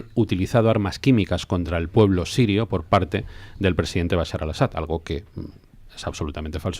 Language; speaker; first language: Spanish; native; Spanish